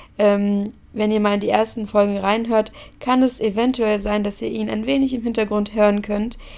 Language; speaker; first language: German; native; German